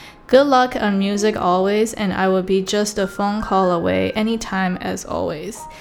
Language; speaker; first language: English; early bilingual, other home language; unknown